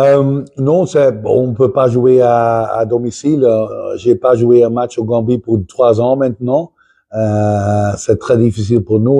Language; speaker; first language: French; non-native, fluent; Dutch